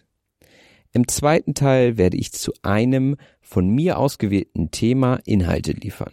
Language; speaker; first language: German; native; German